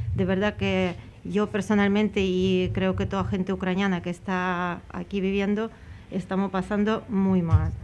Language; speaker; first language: Spanish; non-native, fluent; Ukrainian